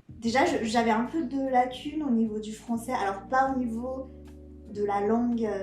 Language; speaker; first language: French; non-native, local second language; Malagasy